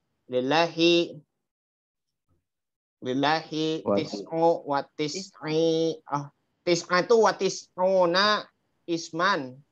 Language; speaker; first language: Arabic; non-native, learner; Indonesian